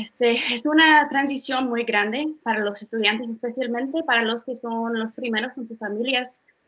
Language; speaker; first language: Spanish; non-native, fluent; English